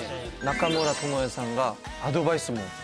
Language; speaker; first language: Japanese; non-native, fluent; Korean